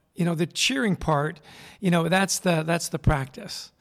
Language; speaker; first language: English; native; English